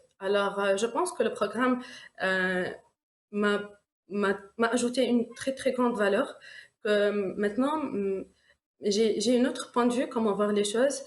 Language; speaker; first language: French; non-native, local second language; Arabic